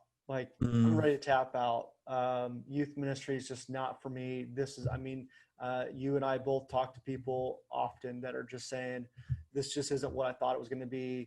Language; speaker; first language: English; native; English